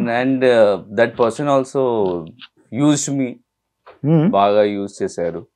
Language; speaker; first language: Telugu; non-native, learner; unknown